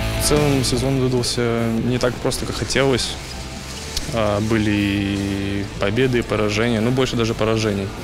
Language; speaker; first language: Russian; native; Russian